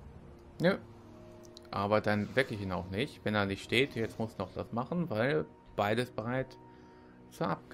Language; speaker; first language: German; native; German